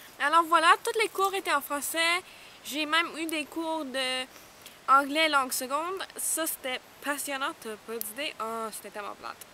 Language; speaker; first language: French; non-native, local second language; English